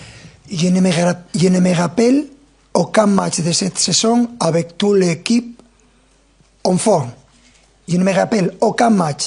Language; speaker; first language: French; non-native, fluent; Spanish